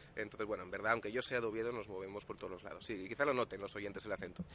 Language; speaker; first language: Spanish; native; Spanish